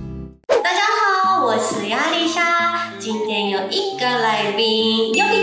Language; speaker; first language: Chinese; non-native, learner; Japanese